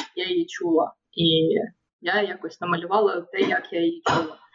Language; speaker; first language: Ukrainian; non-native, local second language; Russian